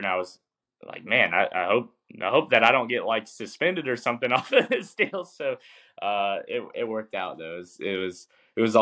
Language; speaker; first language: English; native; English